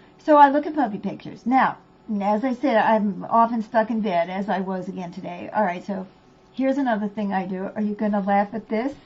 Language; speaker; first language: English; native; English